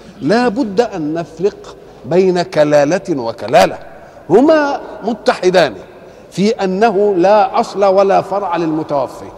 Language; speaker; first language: Arabic; native; Arabic